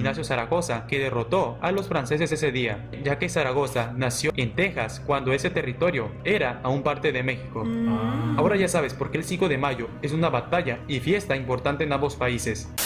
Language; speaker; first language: Spanish; native; Spanish